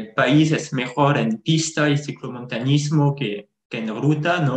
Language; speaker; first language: Spanish; non-native, fluent; French